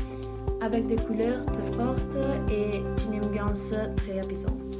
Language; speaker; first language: French; non-native, learner; Italian